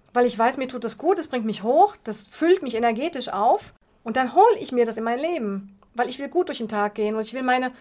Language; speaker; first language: German; native; German